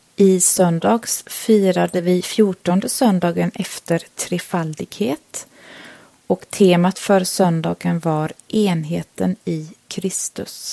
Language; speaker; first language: Swedish; native; Swedish